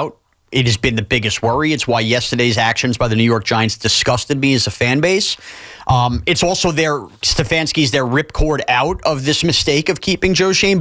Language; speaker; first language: English; native; English